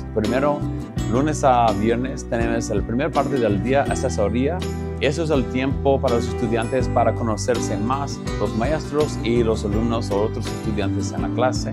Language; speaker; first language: Spanish; non-native, fluent; English